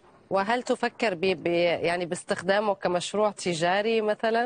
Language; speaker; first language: Arabic; native; Arabic